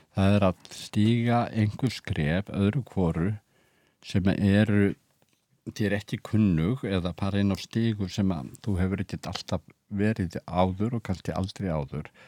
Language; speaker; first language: Icelandic; native; Icelandic